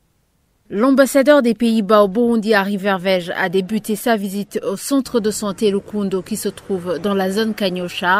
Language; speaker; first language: French; non-native, local second language; Rundi